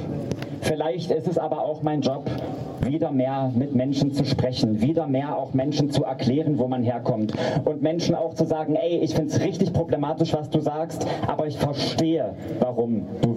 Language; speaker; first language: German; native; German